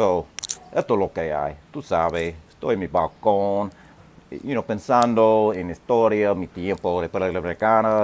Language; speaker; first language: Spanish; non-native, learner; English